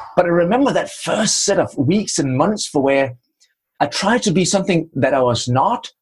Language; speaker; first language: English; non-native, fluent; Danish